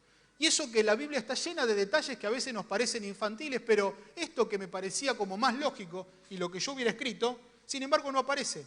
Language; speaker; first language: Spanish; native; Spanish